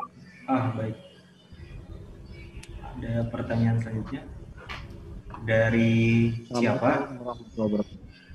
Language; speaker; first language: Indonesian; native; Indonesian